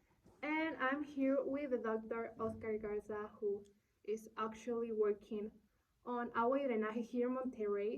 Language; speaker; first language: English; non-native, learner; Spanish